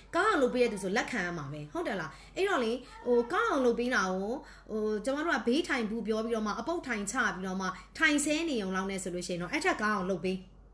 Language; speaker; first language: Burmese; native; Burmese